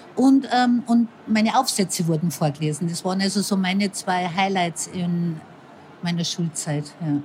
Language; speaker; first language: German; native; German